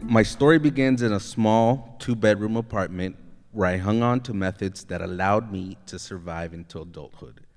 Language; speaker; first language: English; native; English